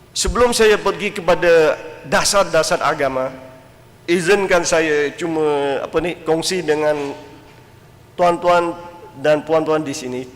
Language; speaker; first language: Malay; non-native, fluent; Western Cham